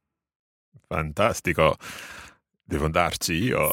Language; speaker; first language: Italian; non-native, fluent; English